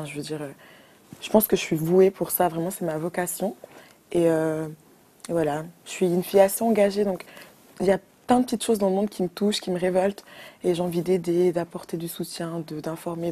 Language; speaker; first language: French; early bilingual, other home language; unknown